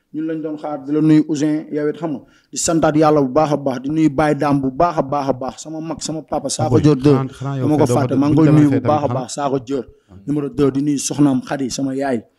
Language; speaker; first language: Wolof; non-native, local second language; Bambara